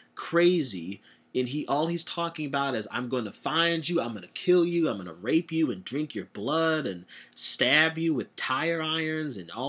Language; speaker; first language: English; native; English